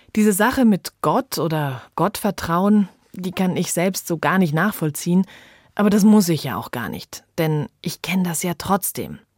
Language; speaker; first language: German; early bilingual, other home language; French